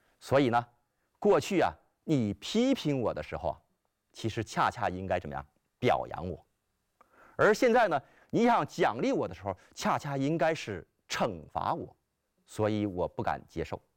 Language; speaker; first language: Chinese; native; Chinese